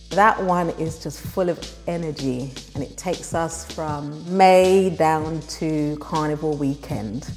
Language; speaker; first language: English; native; English